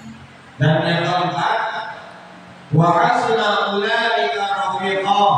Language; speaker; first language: Indonesian; native; Indonesian